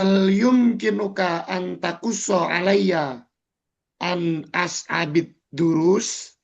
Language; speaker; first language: Arabic; non-native, learner; Indonesian